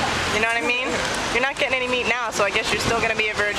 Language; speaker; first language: English; native; English